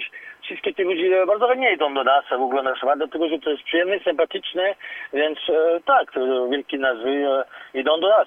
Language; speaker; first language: Polish; non-native, learner; French